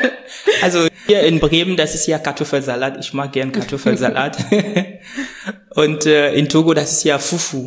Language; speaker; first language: German; non-native, fluent; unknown